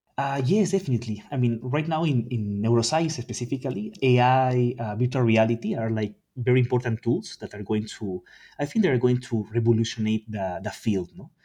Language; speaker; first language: English; non-native, fluent; Spanish